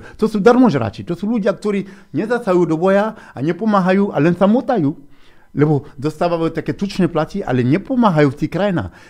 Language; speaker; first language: Slovak; non-native, fluent; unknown